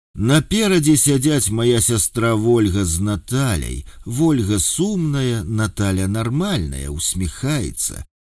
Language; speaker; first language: Belarusian; native; Belarusian